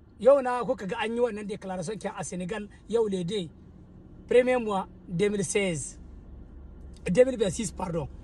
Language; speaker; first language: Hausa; native; Hausa